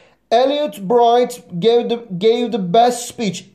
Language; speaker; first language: English; non-native, fluent; Turkish